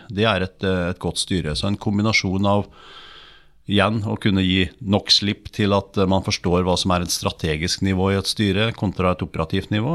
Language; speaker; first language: Norwegian; native; Norwegian